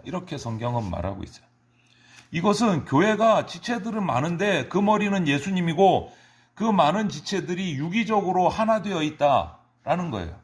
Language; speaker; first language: Korean; native; Korean